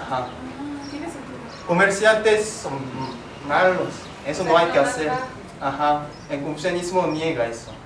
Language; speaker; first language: Spanish; non-native, fluent; Korean